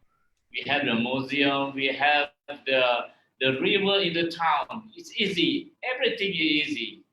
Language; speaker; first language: English; non-native, learner; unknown